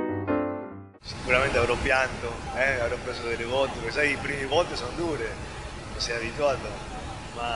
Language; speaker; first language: Italian; non-native, fluent; Spanish